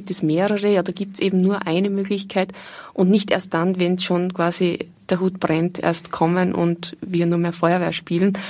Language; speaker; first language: German; native; German